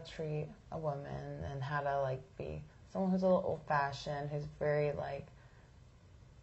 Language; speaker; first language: English; native; English